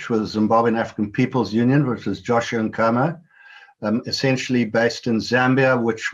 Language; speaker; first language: English; native; English